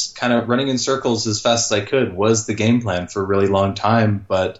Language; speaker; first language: English; native; English